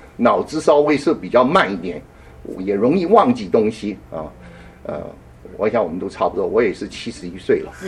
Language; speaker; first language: Chinese; early bilingual, heritage; Japanese